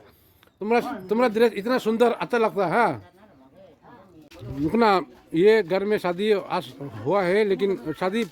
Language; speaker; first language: Hindi; non-native, local second language; Rongmei Naga